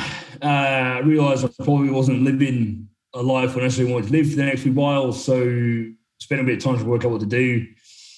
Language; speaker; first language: English; native; English